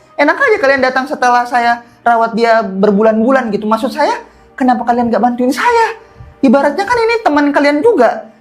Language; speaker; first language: Indonesian; native; Indonesian